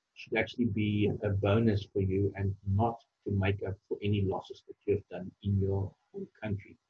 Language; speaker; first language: English; non-native, local second language; Afrikaans